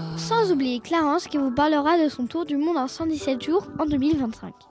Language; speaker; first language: French; native; French